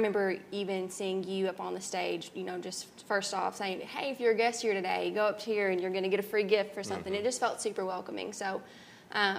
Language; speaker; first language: English; native; English